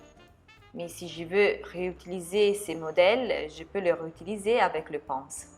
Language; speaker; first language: French; non-native, fluent; Italian